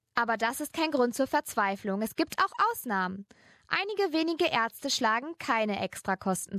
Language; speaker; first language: German; native; German